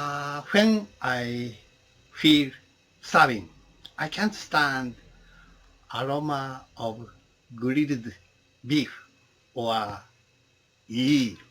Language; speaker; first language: English; non-native, learner; Japanese